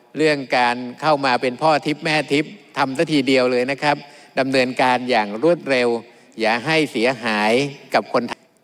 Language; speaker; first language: Thai; native; Thai